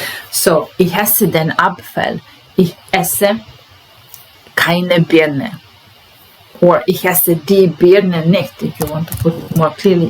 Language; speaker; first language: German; non-native, fluent; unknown